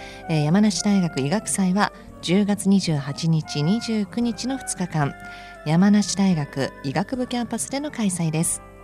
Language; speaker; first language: Japanese; native; Japanese